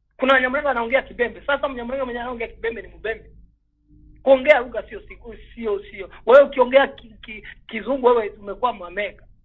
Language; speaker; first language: Swahili; non-native, local second language; Kinyarwanda